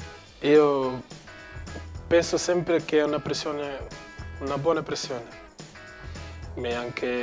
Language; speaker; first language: Italian; non-native, learner; Portuguese